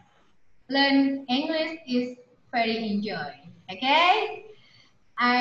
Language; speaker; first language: English; non-native, learner; Indonesian